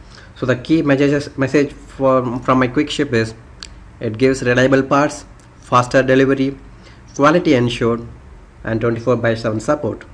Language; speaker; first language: English; non-native, local second language; Tamil